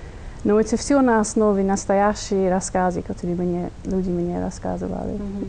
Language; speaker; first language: Russian; non-native, fluent; English